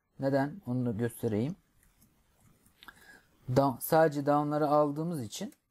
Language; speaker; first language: Turkish; native; Turkish